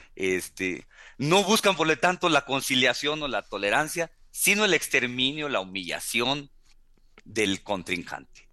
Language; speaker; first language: Spanish; native; Spanish